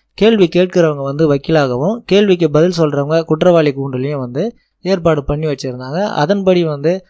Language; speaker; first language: Tamil; native; Tamil